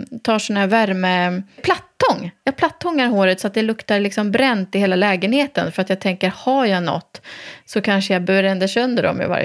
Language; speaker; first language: Swedish; native; Swedish